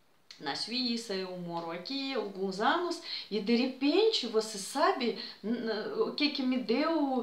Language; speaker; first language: Portuguese; non-native, fluent; Russian